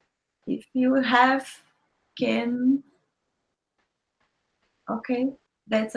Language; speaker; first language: English; non-native, learner; Portuguese